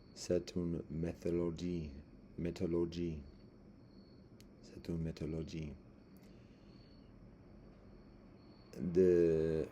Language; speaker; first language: French; non-native, learner; English